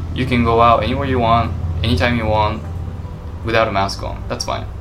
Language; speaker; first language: English; non-native, fluent; Japanese